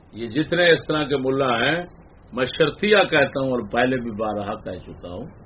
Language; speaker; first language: Urdu; non-native, local second language; Punjabi